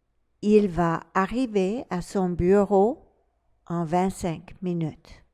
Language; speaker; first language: French; non-native, fluent; English